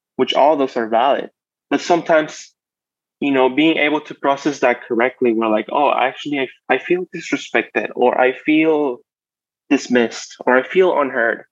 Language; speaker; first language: English; non-native, fluent; Spanish